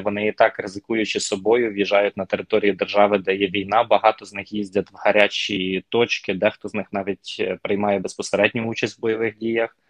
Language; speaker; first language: Ukrainian; native; Ukrainian